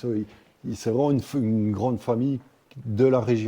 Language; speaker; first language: French; native; French